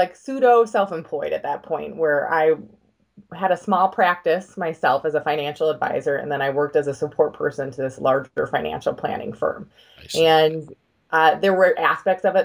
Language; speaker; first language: English; native; English